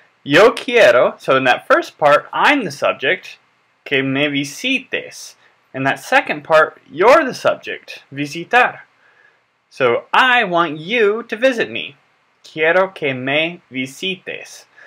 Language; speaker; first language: English; native; English